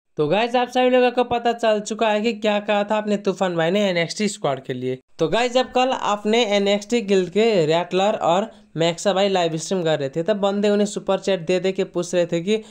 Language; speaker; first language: Hindi; native; Hindi